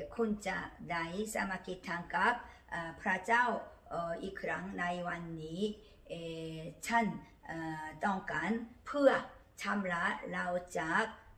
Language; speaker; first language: Thai; non-native, learner; Korean